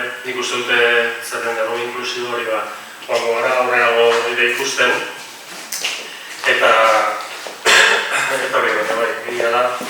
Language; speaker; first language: Basque; native; Basque